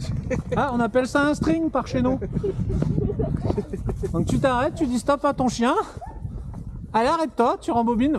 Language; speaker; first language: French; native; French